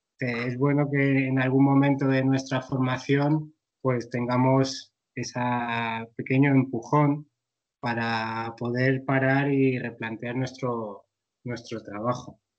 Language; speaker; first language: Spanish; native; Spanish